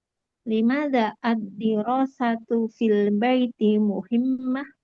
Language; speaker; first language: Arabic; non-native, learner; Indonesian